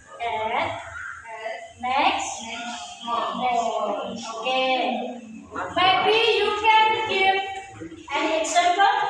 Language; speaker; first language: English; non-native, learner; Indonesian